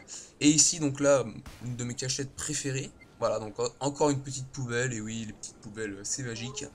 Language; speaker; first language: French; native; French